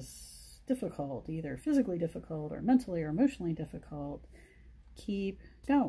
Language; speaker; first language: English; native; English